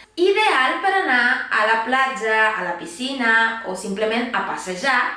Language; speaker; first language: Catalan; non-native, local second language; Spanish